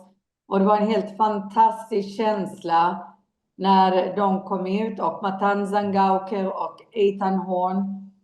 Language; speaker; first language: Swedish; non-native, fluent; Hebrew